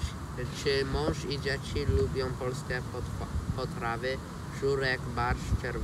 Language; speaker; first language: Polish; early bilingual, heritage; Polish